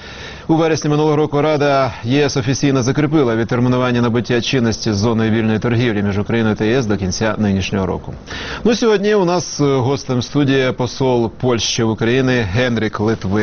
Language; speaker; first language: Ukrainian; native; Ukrainian